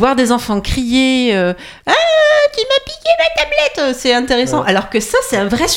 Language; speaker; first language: French; native; French